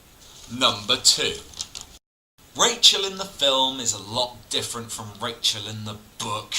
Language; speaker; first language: English; native; English